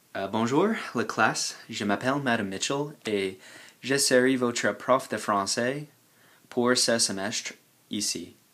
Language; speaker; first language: French; non-native, fluent; English